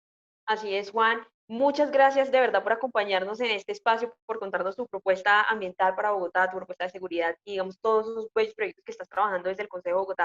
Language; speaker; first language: Spanish; native; Spanish